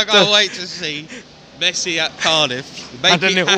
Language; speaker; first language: English; native; English